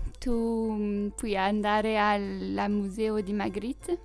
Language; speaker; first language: Italian; non-native, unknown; French